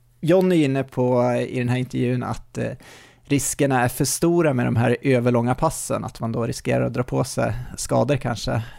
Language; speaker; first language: Swedish; native; Swedish